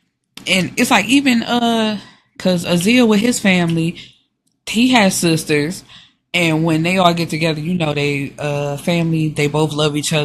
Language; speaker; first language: English; native; English